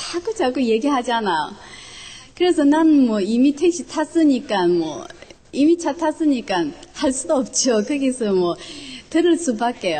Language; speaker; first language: Korean; non-native, local second language; Chinese